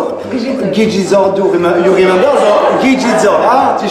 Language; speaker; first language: Armenian; non-native, learner; French